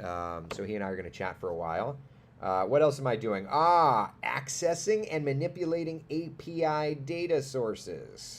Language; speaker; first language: English; native; English